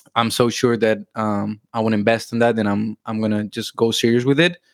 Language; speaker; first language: English; non-native, fluent; Spanish